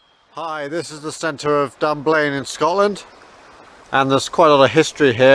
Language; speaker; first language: English; native; English